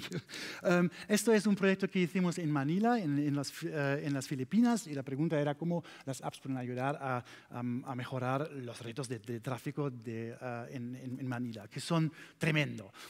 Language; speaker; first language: Spanish; non-native, fluent; German